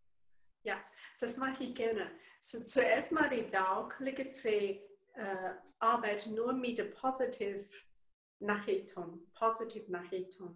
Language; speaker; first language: German; non-native, learner; Chinese